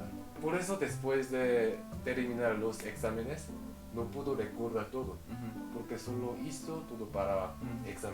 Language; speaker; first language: Spanish; non-native, fluent; Korean